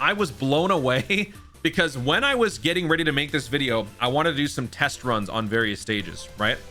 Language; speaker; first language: English; native; English